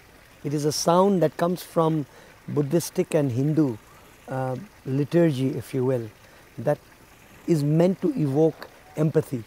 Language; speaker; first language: English; non-native, local second language; Nepali